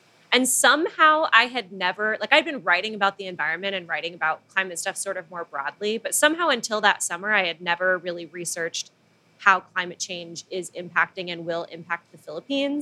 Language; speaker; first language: English; non-native, local second language; Filipino